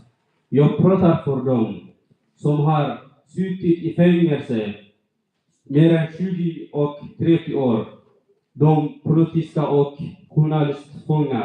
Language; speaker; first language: Swedish; non-native, fluent; Tigrinya